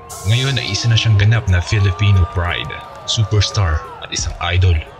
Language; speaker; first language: Filipino; native; Filipino